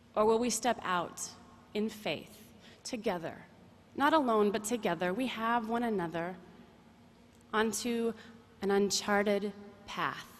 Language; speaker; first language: English; native; English